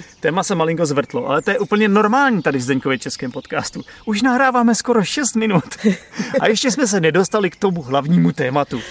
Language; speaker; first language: Czech; native; Czech